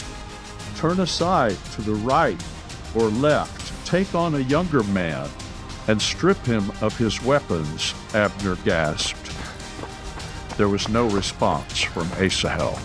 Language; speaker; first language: English; native; English